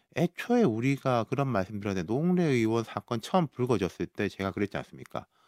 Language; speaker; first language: Korean; native; Korean